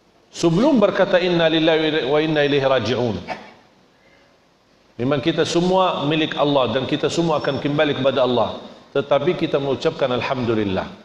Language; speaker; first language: Indonesian; non-native, fluent; Arabic